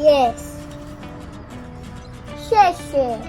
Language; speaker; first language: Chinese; non-native, learner; English